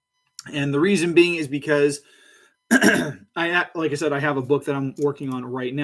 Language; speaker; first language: English; native; English